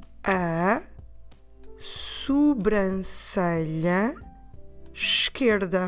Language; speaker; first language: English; non-native, fluent; Portuguese